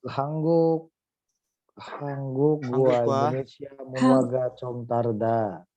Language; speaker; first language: Korean; non-native, learner; Indonesian